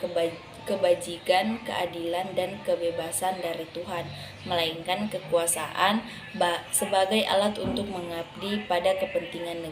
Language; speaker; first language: Indonesian; native; Indonesian